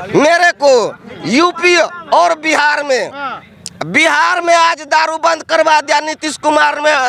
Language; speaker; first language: Hindi; native; Hindi